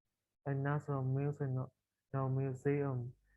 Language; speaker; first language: English; non-native, learner; Vietnamese